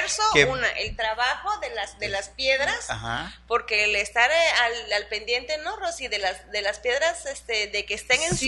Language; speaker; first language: Spanish; native; Spanish